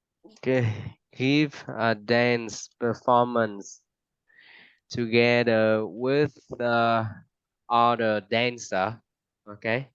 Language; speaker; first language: English; non-native, fluent; Vietnamese